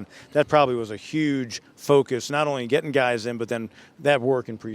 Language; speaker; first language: English; native; English